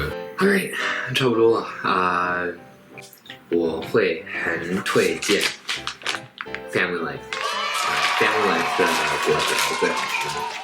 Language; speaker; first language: Chinese; non-native, fluent; English